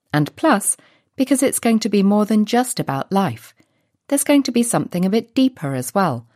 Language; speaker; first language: English; native; English